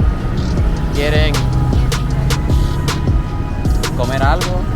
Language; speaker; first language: Spanish; early bilingual, heritage; Spanish